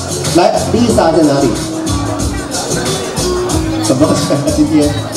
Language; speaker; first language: Chinese; native; Chinese